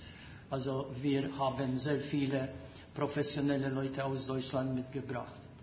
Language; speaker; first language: German; non-native, fluent; Maltese